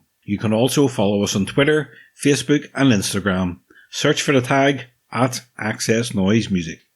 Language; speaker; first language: English; native; English